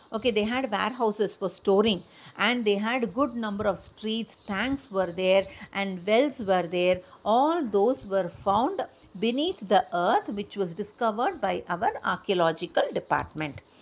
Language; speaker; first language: English; non-native, local second language; Tamil